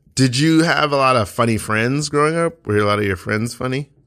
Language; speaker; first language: English; early bilingual, other home language; Haitian Creole